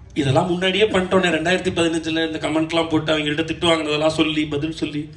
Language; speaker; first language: Tamil; native; Tamil